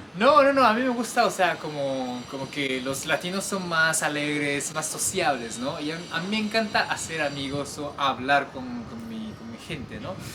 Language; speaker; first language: Spanish; non-native, fluent; Japanese